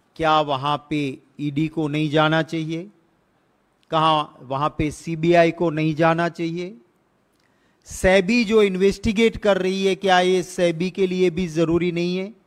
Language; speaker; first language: Hindi; non-native, local second language; Gujarati